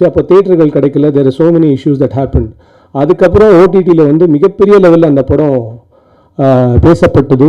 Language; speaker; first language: Tamil; native; Tamil